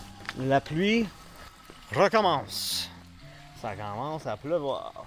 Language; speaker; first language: French; non-native, learner; English